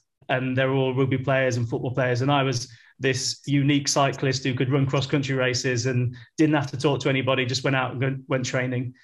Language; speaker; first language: English; native; English